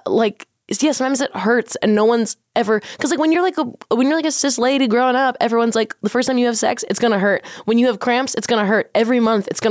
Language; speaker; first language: English; native; English